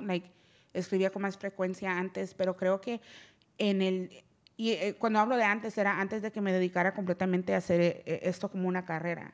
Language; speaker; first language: Spanish; early bilingual, heritage; Spanish